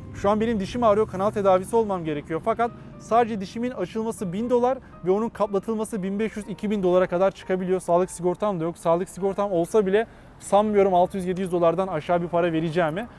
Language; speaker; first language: Turkish; native; Turkish